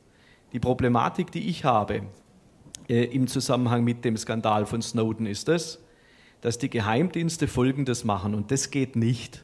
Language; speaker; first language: German; native; German